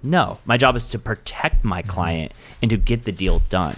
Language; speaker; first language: English; native; English